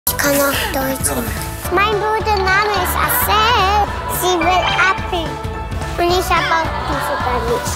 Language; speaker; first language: German; early bilingual, other home language; Korean